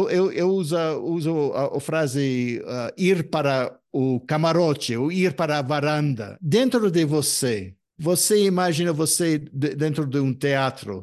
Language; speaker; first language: Portuguese; non-native, fluent; English